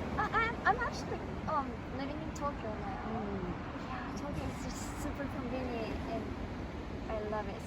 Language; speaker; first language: English; non-native, fluent; Japanese